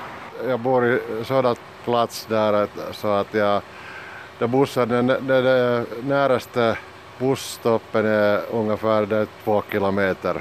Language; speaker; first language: Swedish; non-native, learner; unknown